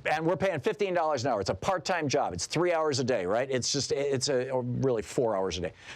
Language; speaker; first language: English; native; English